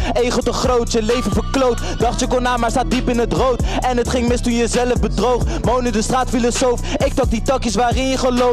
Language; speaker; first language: Dutch; native; Dutch